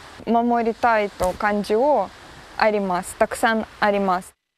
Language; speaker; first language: Japanese; non-native, learner; Ukrainian